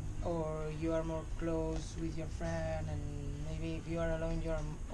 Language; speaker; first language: English; non-native, learner; Spanish